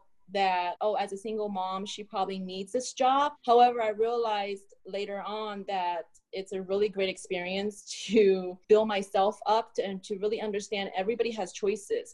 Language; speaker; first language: English; early bilingual, other home language; Chinese